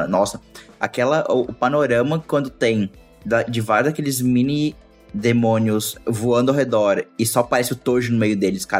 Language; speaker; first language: Portuguese; native; Portuguese